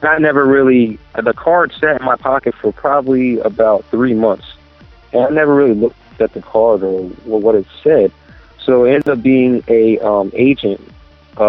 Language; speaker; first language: English; native; English